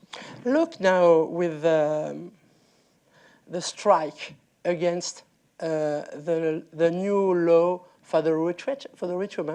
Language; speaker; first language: English; non-native, learner; French